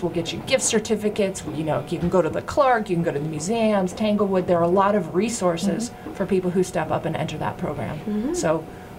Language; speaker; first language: English; native; English